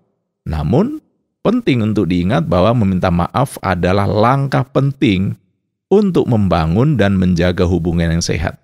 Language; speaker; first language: Indonesian; native; Indonesian